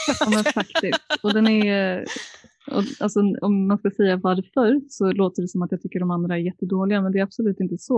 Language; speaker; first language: Swedish; native; Swedish